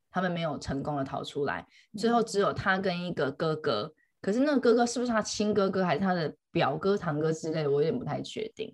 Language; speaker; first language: Chinese; native; Chinese